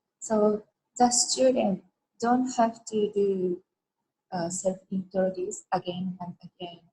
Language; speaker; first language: English; non-native, learner; Japanese